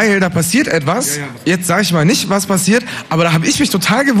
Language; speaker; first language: German; native; German